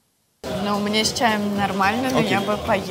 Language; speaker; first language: Russian; native; Russian